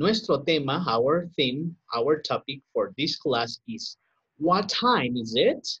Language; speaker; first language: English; non-native, learner; Spanish